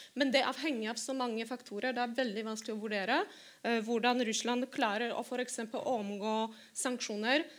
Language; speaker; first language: Norwegian; non-native, fluent; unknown